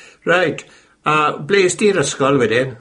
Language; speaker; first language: Welsh; native; Welsh